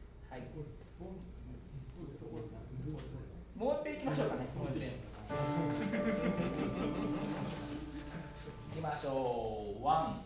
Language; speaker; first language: Japanese; native; Japanese